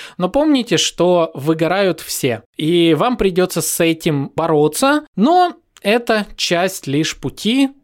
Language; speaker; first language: Russian; native; Russian